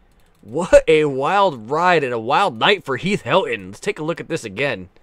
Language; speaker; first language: English; native; English